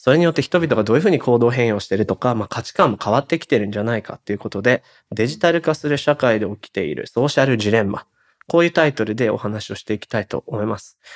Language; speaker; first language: Japanese; native; Japanese